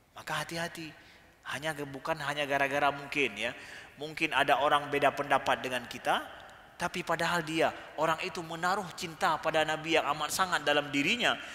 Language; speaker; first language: Malay; native; Malay